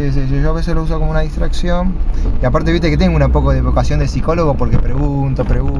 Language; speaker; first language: Spanish; native; Spanish